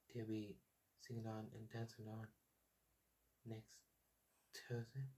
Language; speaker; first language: English; native; English